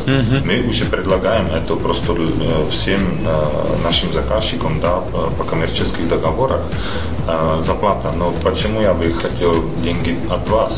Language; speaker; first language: Russian; non-native, fluent; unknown